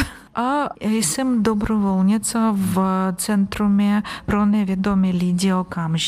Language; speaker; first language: Czech; non-native, learner; Ukrainian